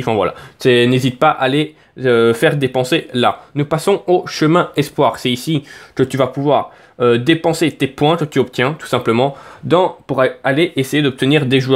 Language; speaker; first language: French; native; French